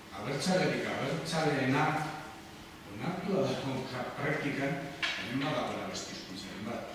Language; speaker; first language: Basque; non-native, local second language; Spanish